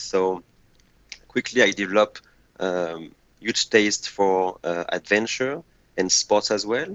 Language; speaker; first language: English; non-native, fluent; French